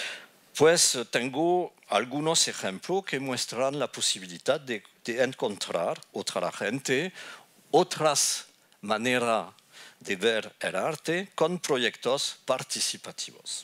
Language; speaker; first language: Spanish; non-native, fluent; French